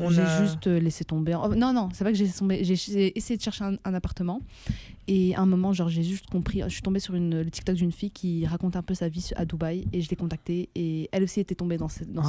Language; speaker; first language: French; native; French